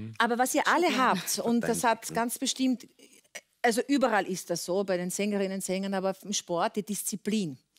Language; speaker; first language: German; native; German